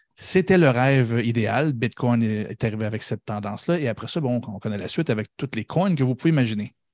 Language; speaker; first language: French; native; French